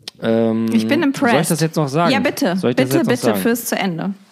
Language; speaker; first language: German; native; German